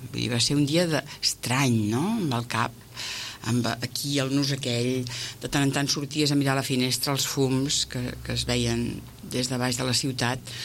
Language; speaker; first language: Catalan; native; Catalan